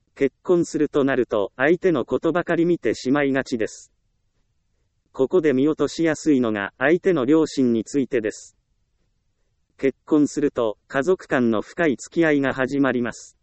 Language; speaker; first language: Japanese; native; Japanese